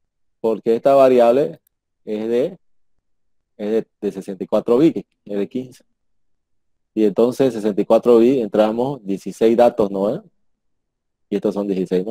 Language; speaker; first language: Spanish; native; Spanish